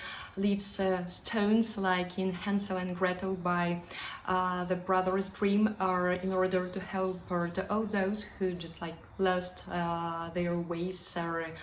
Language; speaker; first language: English; non-native, fluent; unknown